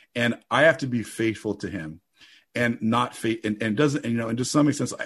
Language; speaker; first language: English; native; English